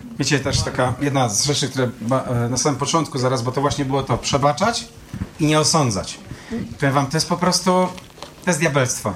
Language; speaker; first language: Polish; native; Polish